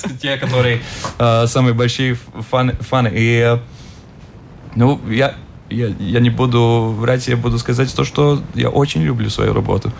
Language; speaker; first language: Russian; non-native, local second language; Latvian